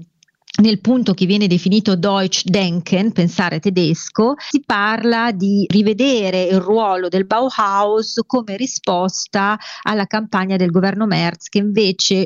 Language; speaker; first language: Italian; native; Italian